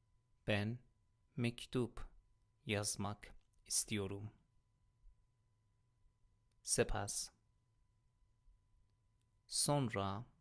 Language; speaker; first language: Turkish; non-native, fluent; Persian